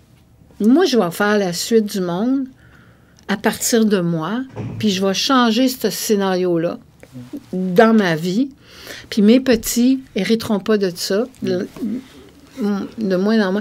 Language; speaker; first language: French; native; French